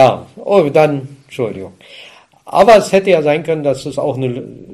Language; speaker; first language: German; native; German